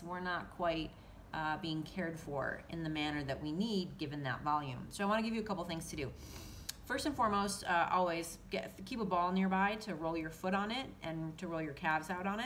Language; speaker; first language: English; native; English